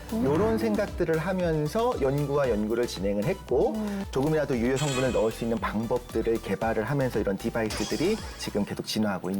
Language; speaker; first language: Korean; native; Korean